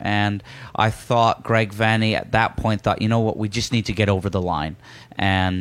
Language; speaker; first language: English; native; English